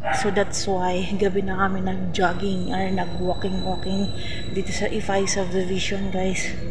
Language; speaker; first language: Filipino; non-native, local second language; Hiligaynon